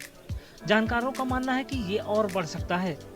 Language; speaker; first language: Hindi; native; Hindi